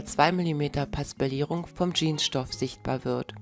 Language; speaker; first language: German; native; German